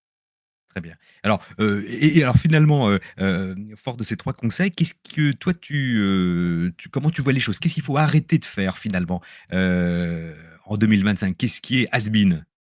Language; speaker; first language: French; native; French